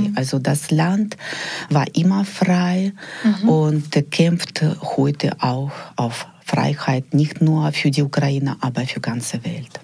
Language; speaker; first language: German; non-native, fluent; Ukrainian